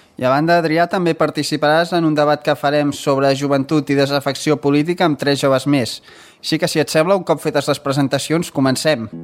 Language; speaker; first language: Catalan; native; Catalan